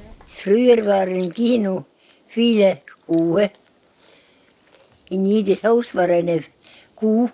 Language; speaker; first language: German; non-native, learner; Estonian